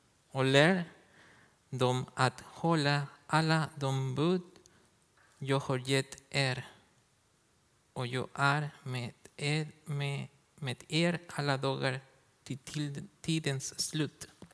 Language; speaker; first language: Swedish; non-native, learner; Spanish